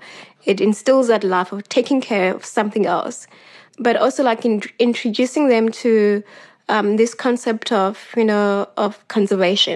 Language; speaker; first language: English; non-native, local second language; Xhosa